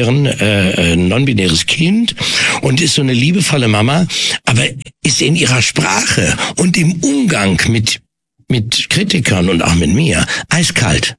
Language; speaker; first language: German; native; German